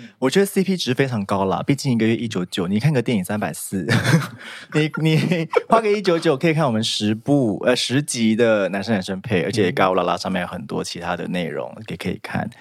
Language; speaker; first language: Chinese; native; Chinese